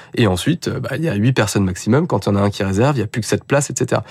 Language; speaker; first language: French; native; French